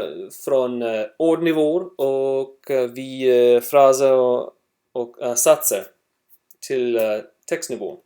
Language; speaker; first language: Swedish; non-native, learner; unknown